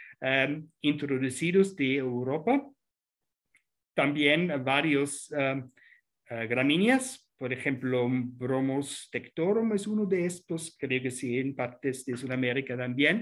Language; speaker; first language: Spanish; non-native, fluent; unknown